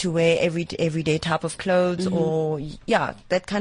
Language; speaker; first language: English; non-native, local second language; Zulu